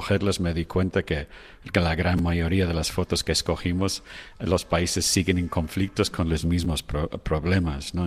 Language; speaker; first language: Spanish; non-native, fluent; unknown